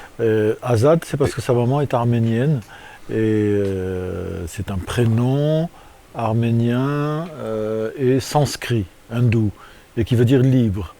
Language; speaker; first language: French; non-native, local second language; Arabic